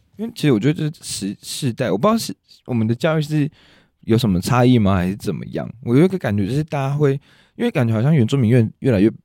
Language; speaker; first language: Chinese; native; Chinese